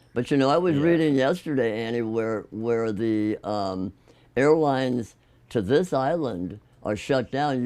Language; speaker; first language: English; native; English